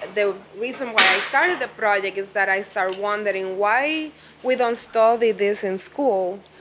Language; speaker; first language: English; non-native, fluent; Spanish